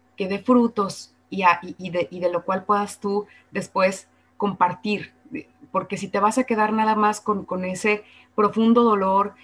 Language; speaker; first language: Spanish; native; Spanish